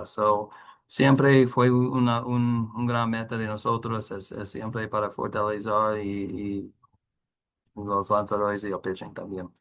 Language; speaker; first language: Spanish; non-native, learner; English